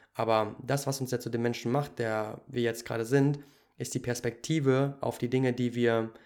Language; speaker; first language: German; native; German